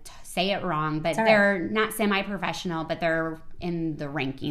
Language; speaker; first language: English; native; English